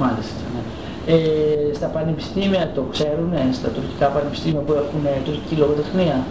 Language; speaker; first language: Greek; native; Greek